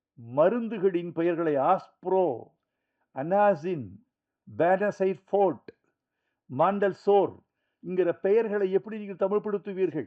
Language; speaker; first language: Tamil; native; Tamil